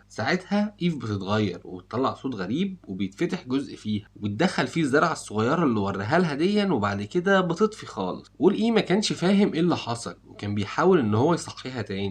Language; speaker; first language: Arabic; native; Arabic